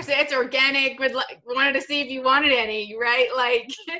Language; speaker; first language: English; native; English